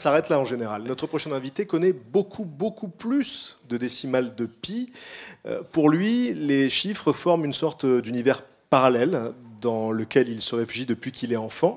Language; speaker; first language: French; native; French